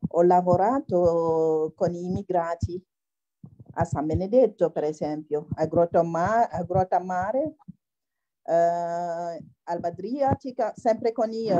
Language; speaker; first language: Italian; non-native, fluent; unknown